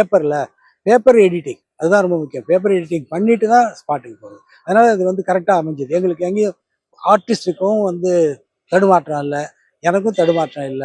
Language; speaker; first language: Tamil; native; Tamil